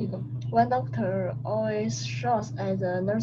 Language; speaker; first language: English; non-native, learner; Chinese